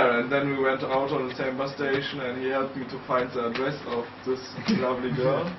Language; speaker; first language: English; non-native, fluent; German